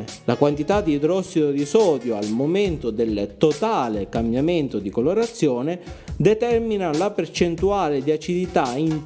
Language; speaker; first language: Italian; native; Italian